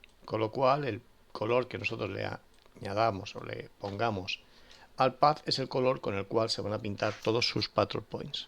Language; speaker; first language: Spanish; native; Spanish